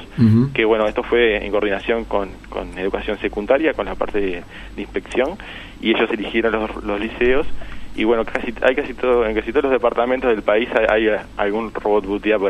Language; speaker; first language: Spanish; native; Spanish